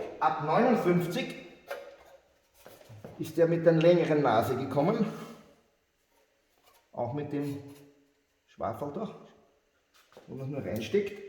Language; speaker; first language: German; native; German